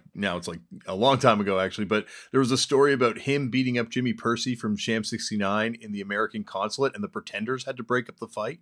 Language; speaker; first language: English; native; English